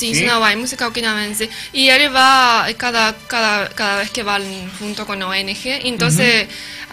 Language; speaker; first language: Spanish; non-native, learner; Japanese